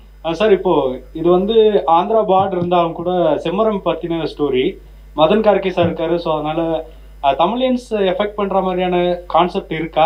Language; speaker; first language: Tamil; native; Tamil